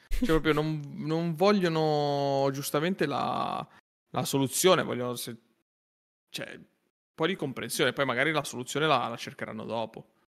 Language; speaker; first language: Italian; native; Italian